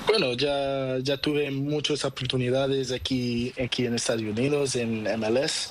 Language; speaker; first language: Spanish; non-native, learner; Portuguese